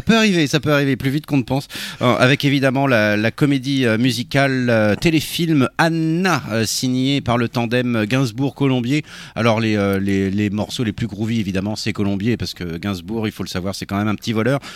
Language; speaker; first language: French; native; French